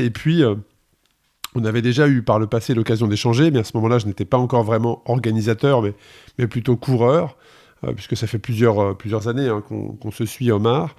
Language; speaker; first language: French; native; French